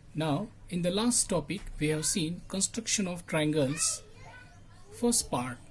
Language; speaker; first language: English; non-native, local second language; Marathi